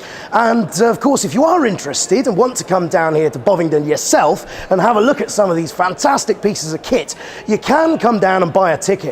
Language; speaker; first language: English; native; English